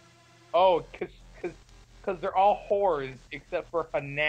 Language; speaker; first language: English; native; English